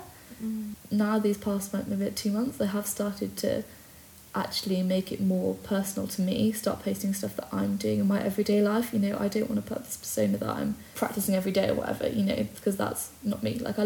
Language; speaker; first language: English; native; English